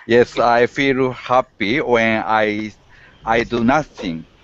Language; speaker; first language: English; non-native, learner; Japanese